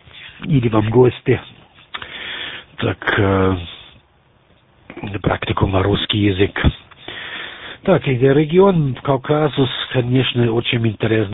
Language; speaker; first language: Russian; non-native, learner; German